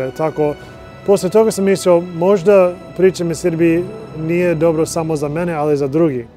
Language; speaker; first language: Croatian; non-native, learner; English